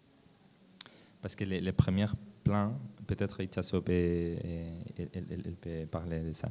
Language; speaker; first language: French; non-native, learner; Spanish